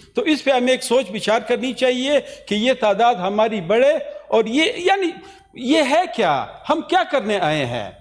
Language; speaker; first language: Urdu; non-native, local second language; Pashto